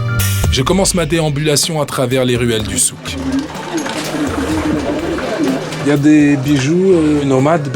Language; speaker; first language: French; native; French